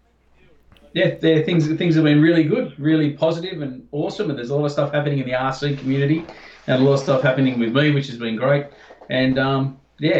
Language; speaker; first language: English; native; English